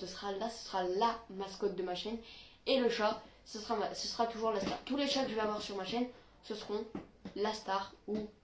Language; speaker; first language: French; native; French